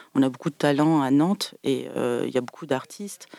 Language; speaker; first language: French; native; French